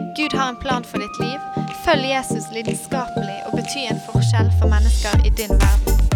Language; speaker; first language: Norwegian; native; Norwegian